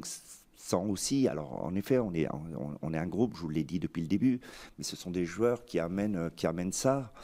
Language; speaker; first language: French; native; French